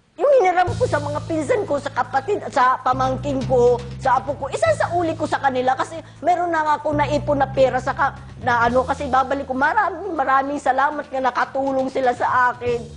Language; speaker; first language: Filipino; native; Filipino